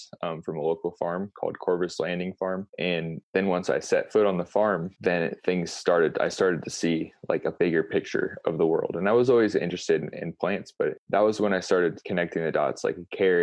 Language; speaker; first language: English; native; English